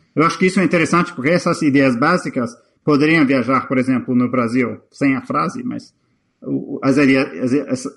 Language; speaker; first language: Portuguese; non-native, fluent; English